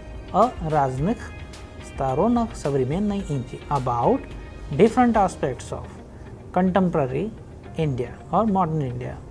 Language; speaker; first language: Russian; non-native, fluent; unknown